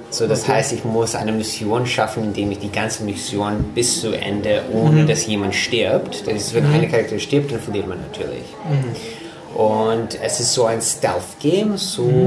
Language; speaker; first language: German; non-native, fluent; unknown